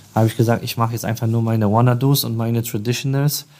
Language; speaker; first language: German; non-native, fluent; Polish